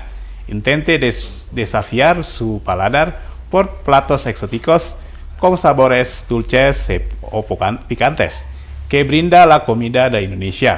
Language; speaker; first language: Spanish; non-native, fluent; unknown